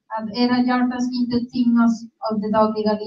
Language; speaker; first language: Swedish; non-native, learner; Spanish